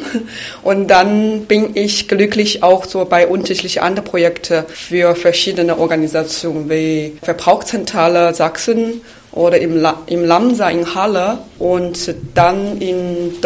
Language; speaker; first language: German; non-native, fluent; Chinese